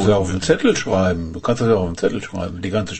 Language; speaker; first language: German; native; German